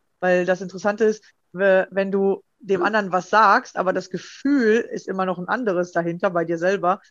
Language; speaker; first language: German; native; German